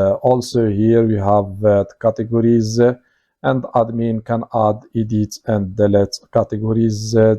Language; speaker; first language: English; non-native, fluent; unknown